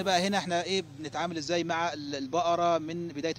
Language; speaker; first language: Arabic; native; Arabic